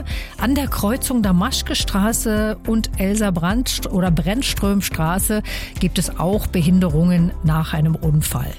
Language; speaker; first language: German; native; German